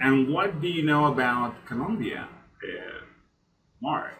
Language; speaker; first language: English; non-native, fluent; Spanish